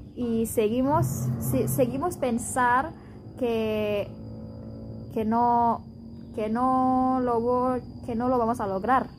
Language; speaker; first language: Spanish; non-native, fluent; Indonesian